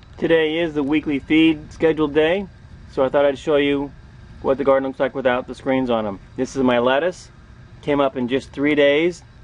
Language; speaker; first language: English; native; English